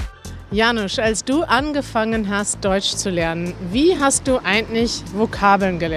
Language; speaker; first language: German; native; German